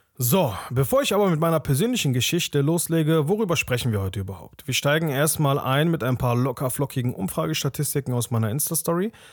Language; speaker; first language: German; early bilingual, other home language; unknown